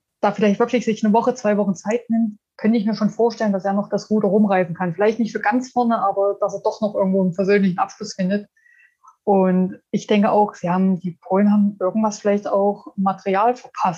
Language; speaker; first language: German; native; German